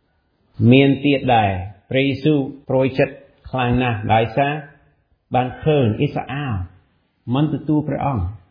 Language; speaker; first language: Khmer; non-native, fluent; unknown